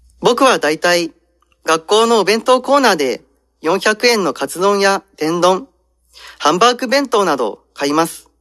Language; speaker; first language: Japanese; non-native, fluent; Indonesian